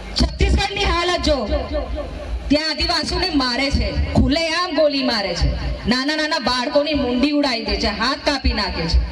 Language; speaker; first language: Gujarati; non-native, local second language; Vasavi